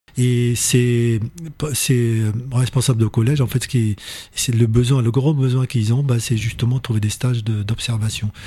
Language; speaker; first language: French; non-native, local second language; Arabic